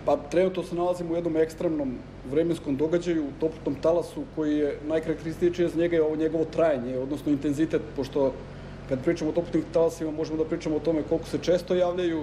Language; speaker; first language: Serbian; native; Serbian